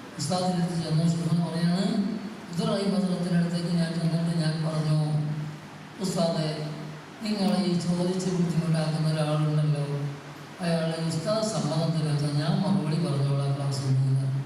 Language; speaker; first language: Malayalam; native; Malayalam